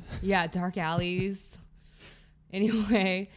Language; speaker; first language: English; early bilingual, other home language; Chinese